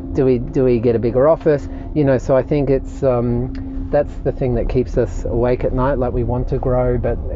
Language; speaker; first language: English; native; English